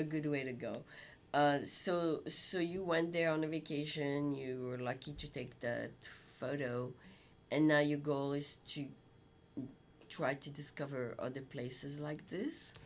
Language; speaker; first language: English; non-native, fluent; French